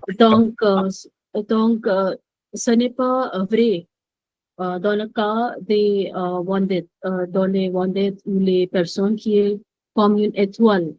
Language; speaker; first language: French; non-native, learner; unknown